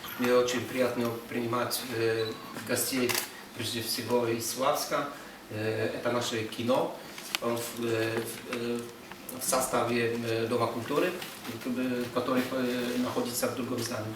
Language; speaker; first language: Polish; non-native, learner; Russian